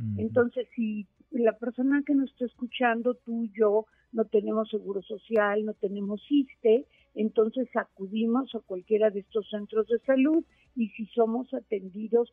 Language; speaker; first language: Spanish; native; Spanish